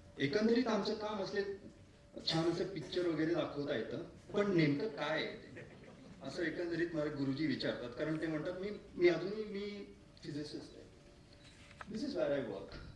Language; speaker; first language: Marathi; non-native, local second language; Tamil